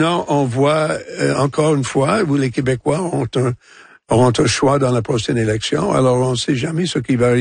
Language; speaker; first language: French; non-native, local second language; English